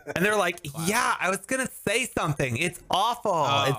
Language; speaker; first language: English; native; English